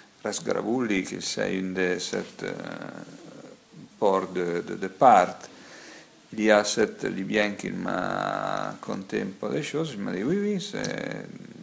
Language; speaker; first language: French; non-native, fluent; Italian